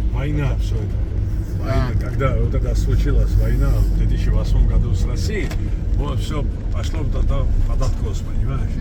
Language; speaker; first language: Russian; non-native, fluent; Georgian